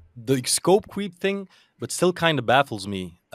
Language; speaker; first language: English; non-native, fluent; Dutch